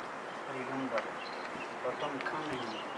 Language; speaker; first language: Russian; non-native, local second language; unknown